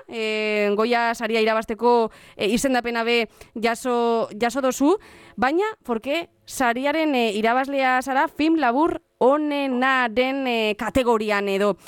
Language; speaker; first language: Basque; native; Basque